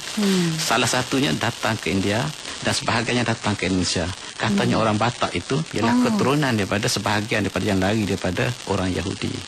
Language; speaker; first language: Malay; native; Malay